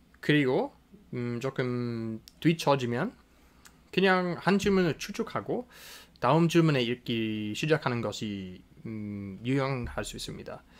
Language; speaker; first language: Korean; non-native, fluent; English